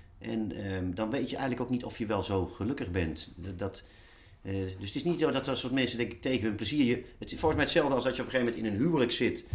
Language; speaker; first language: Dutch; native; Dutch